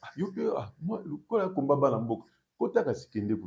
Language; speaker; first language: French; non-native, local second language; Lingala